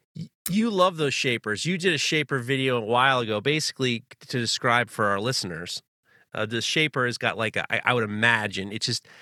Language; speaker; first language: English; native; English